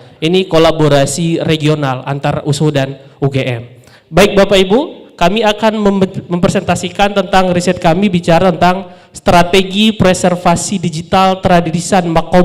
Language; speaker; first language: Indonesian; non-native, local second language; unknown